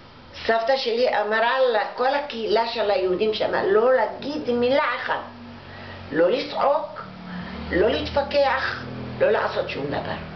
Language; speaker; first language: Hebrew; non-native, fluent; Arabic